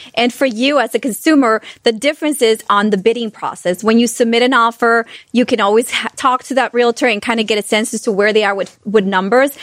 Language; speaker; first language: English; non-native, fluent; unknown